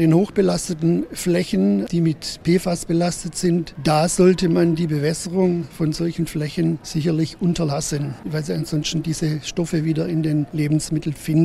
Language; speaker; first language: German; native; German